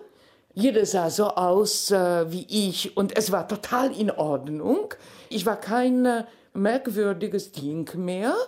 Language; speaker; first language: German; non-native, fluent; Polish